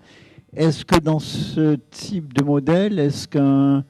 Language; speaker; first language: French; native; French